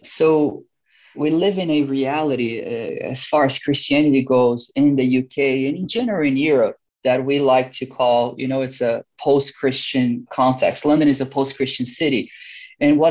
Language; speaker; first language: English; non-native, fluent; Portuguese